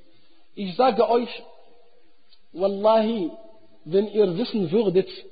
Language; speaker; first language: German; non-native, fluent; Arabic